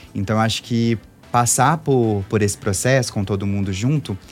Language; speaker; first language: Portuguese; native; Portuguese